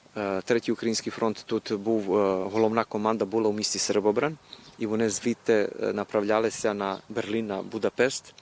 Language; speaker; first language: Ukrainian; early bilingual, heritage; Ukrainian